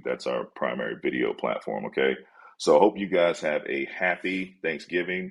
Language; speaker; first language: English; native; English